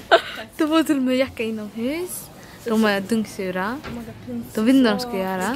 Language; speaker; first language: Swedish; early bilingual, other home language; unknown